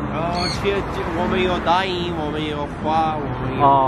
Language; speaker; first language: Chinese; non-native, learner; Arabic